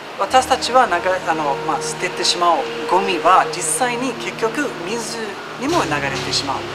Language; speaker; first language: Japanese; non-native, fluent; Swedish